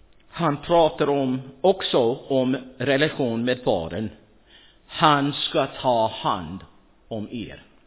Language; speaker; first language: Swedish; non-native, fluent; English